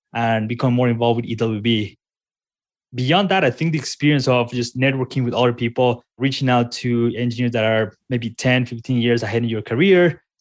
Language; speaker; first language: English; non-native, fluent; Spanish